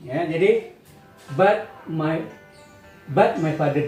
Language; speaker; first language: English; non-native, fluent; Indonesian